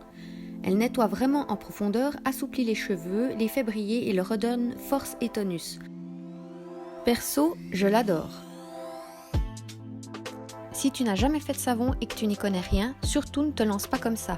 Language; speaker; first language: French; native; French